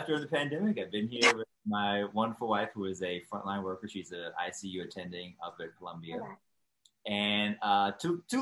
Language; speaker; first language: English; native; English